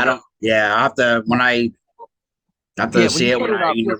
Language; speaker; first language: English; native; English